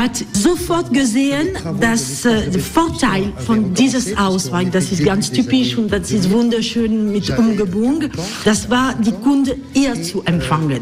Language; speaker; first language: German; non-native, learner; French